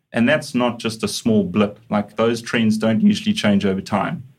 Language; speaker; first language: English; native; English